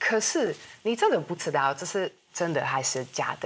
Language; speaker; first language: Chinese; non-native, fluent; Hungarian